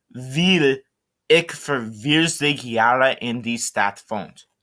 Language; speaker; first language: German; non-native, learner; English